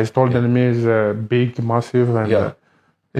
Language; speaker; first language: English; non-native, learner; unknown